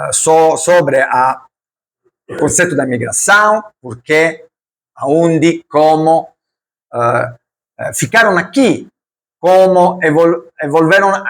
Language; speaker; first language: Portuguese; non-native, learner; Italian